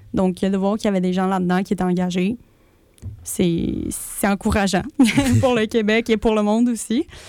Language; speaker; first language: French; early bilingual, other home language; Spanish